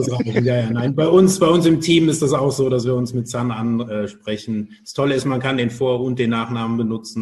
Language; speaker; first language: German; native; German